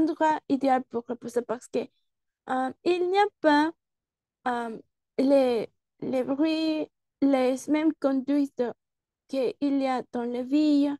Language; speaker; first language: French; non-native, learner; Spanish